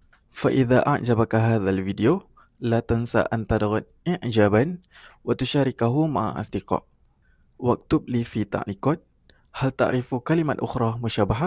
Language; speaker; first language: Arabic; non-native, fluent; Malay